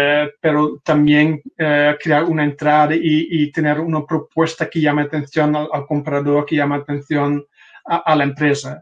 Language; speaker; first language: Spanish; non-native, fluent; Dutch